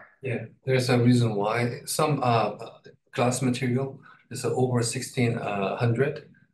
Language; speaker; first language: English; non-native, fluent; Korean